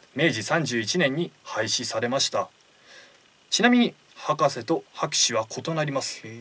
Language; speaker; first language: Japanese; native; Japanese